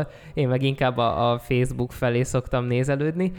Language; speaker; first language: Hungarian; native; Hungarian